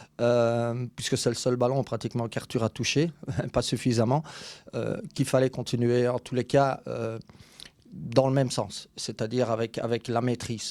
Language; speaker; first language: French; native; French